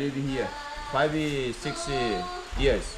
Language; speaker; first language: English; non-native, learner; Portuguese